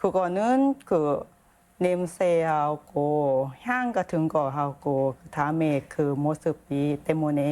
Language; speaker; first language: Korean; non-native, learner; Thai